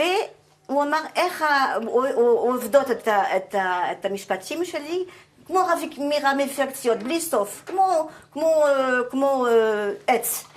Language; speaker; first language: Hebrew; non-native, fluent; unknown